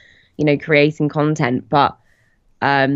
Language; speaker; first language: English; native; English